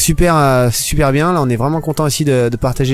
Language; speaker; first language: French; native; French